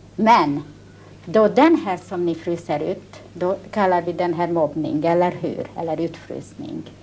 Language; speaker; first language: Swedish; non-native, fluent; Hungarian